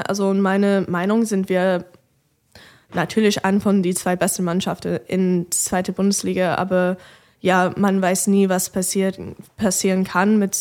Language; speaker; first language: German; non-native, fluent; English